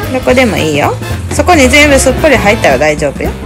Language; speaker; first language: Japanese; native; Japanese